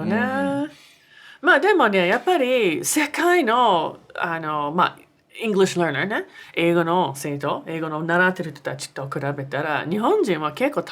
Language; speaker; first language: Japanese; non-native, fluent; English